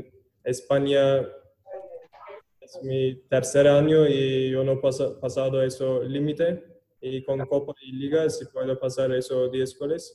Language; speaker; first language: Spanish; non-native, learner; Turkish